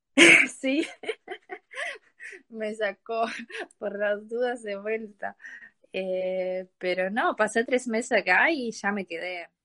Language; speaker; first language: Spanish; non-native, learner; Ukrainian